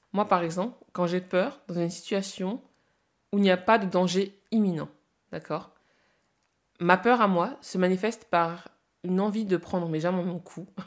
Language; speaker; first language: French; native; French